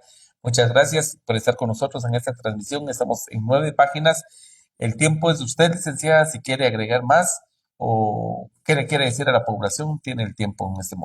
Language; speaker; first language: Spanish; native; Spanish